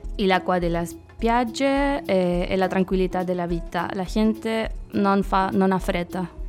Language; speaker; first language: Italian; non-native, learner; Spanish